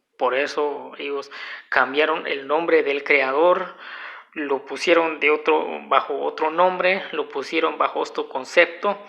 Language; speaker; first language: Spanish; non-native, local second language; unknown